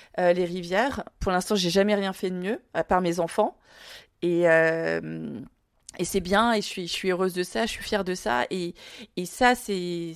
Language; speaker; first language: French; early bilingual, other home language; Vietnamese